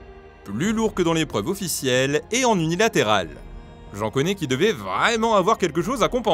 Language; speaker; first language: French; native; French